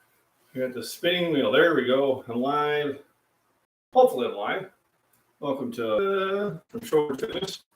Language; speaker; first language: English; native; English